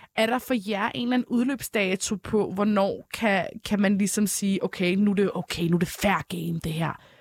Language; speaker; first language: Danish; early bilingual, other home language; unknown